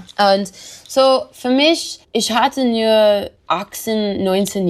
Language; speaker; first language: German; non-native, learner; English